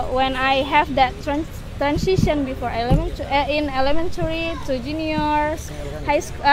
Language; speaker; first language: English; non-native, learner; Indonesian